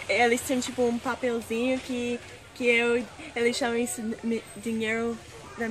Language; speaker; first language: Portuguese; non-native, learner; English